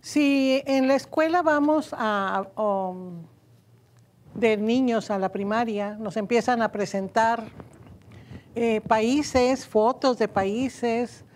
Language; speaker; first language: Spanish; native; Spanish